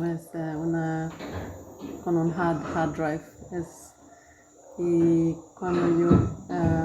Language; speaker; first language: Spanish; non-native, learner; Swedish